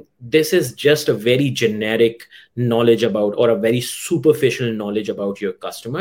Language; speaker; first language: English; non-native, local second language; Urdu